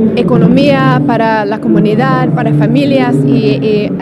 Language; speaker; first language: Spanish; non-native, learner; English